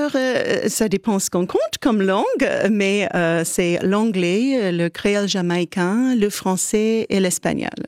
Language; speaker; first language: French; native; French